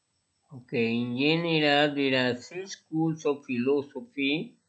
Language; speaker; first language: English; non-native, fluent; Spanish